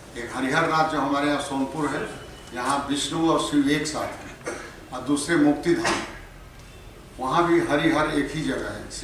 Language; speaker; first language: Hindi; native; Hindi